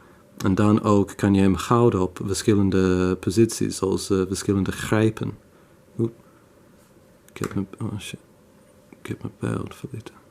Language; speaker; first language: Dutch; non-native, fluent; English